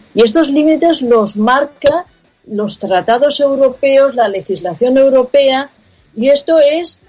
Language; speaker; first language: Spanish; non-native, local second language; Catalan